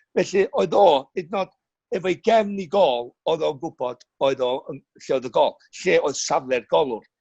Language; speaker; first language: Welsh; native; Welsh